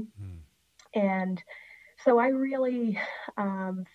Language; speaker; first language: English; native; English